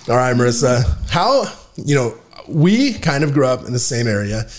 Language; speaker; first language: English; native; English